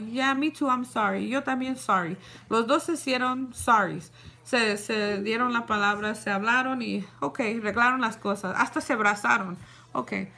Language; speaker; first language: Spanish; early bilingual, heritage; Spanish